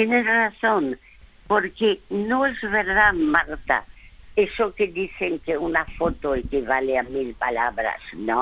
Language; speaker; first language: Spanish; early bilingual, other home language; French